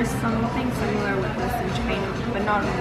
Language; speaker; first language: English; non-native, fluent; Mongolian